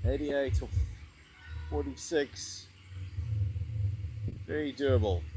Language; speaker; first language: English; native; English